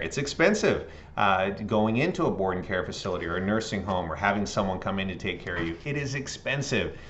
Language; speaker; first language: English; native; English